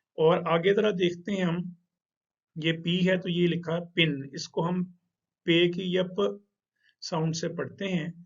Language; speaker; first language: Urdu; non-native, local second language; Punjabi